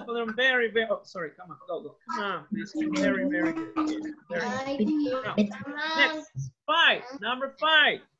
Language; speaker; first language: English; non-native, learner; Spanish